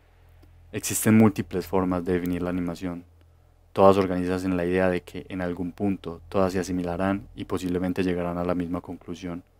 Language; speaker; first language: Spanish; native; Spanish